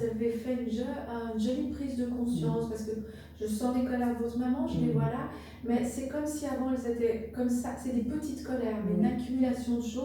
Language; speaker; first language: French; native; French